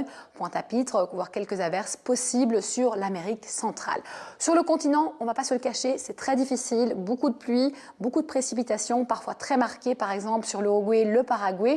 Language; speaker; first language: French; native; French